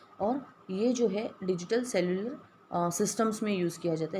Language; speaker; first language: Hindi; non-native, local second language; Marathi